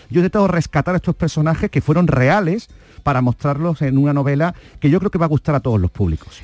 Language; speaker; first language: Spanish; native; Spanish